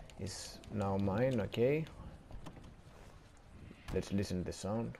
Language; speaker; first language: English; non-native, learner; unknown